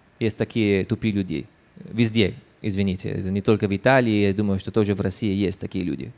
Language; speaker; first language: Russian; non-native, fluent; Italian